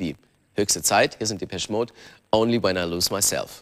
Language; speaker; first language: German; native; German